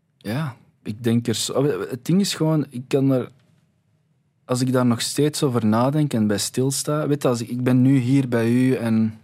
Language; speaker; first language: Dutch; early bilingual, other home language; Arabic